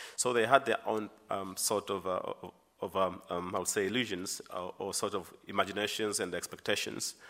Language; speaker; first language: English; non-native, local second language; Swahili